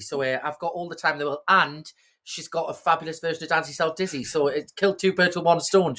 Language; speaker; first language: English; native; English